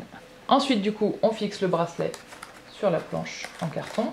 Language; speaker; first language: French; native; French